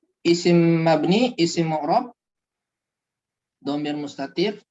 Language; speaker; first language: Arabic; non-native, fluent; Indonesian